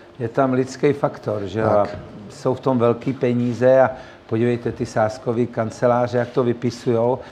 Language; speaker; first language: Czech; native; Czech